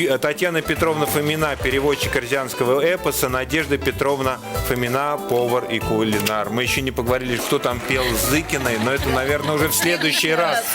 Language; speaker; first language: Russian; native; Russian